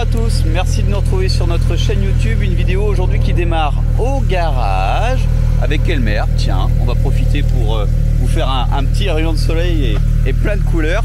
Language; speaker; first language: French; native; French